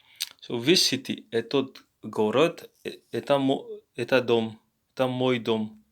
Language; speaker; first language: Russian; non-native, learner; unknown